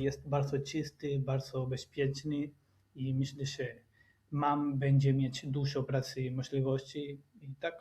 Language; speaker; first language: Polish; non-native, learner; Spanish